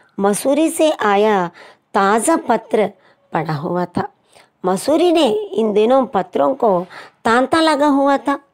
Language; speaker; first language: Hindi; non-native, local second language; Telugu